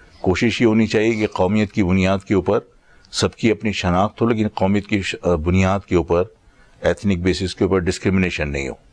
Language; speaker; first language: Urdu; native; Urdu